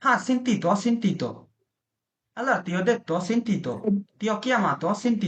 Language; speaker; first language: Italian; non-native, fluent; Bangla